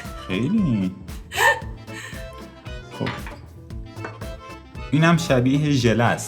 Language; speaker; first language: Persian; native; Persian